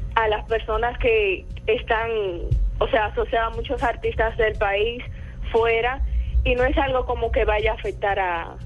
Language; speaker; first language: Spanish; native; Spanish